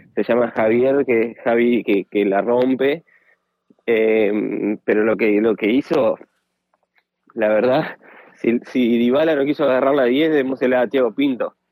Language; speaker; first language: Spanish; native; Spanish